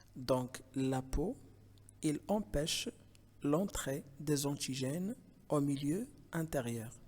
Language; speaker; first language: French; non-native, local second language; Arabic